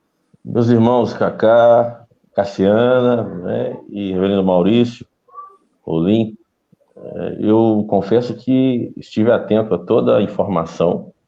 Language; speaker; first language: Portuguese; native; Portuguese